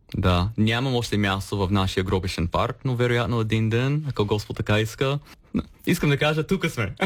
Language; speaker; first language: Bulgarian; non-native, fluent; English